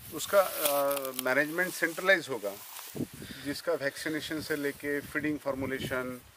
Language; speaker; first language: Hindi; non-native, local second language; Marathi